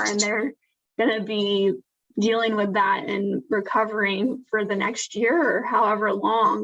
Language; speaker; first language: English; native; English